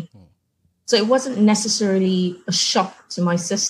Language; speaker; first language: English; non-native, local second language; Yoruba